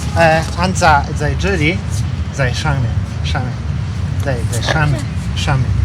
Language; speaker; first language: Chinese; non-native, learner; Polish